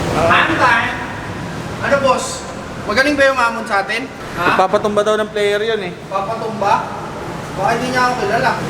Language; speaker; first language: Filipino; native; Filipino